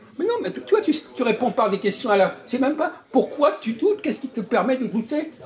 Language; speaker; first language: French; native; French